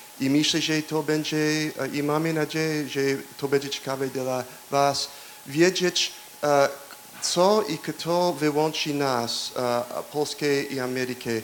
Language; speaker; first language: Polish; non-native, learner; English